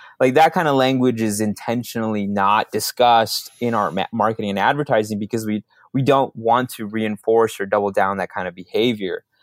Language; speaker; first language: English; early bilingual, other home language; Spanish